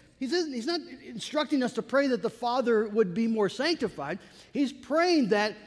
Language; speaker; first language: English; native; English